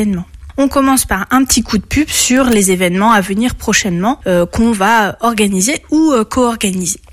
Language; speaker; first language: French; native; French